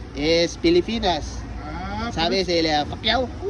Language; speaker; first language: Spanish; non-native, learner; Filipino